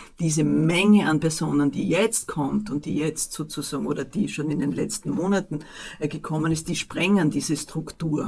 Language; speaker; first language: German; native; German